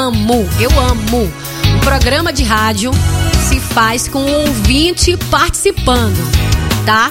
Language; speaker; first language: Portuguese; native; Portuguese